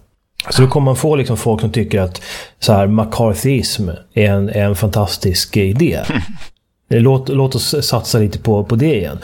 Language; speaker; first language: Swedish; native; Swedish